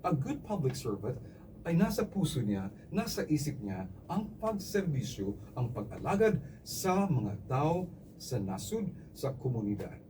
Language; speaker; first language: Filipino; non-native, local second language; Cebuano